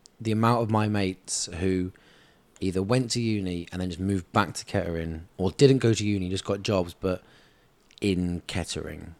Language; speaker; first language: English; native; English